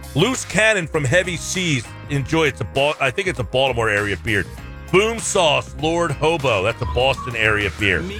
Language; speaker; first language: English; native; English